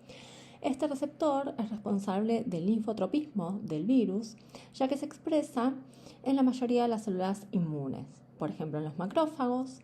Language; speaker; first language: Spanish; native; Spanish